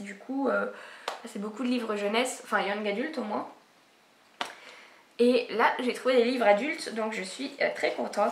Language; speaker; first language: French; native; French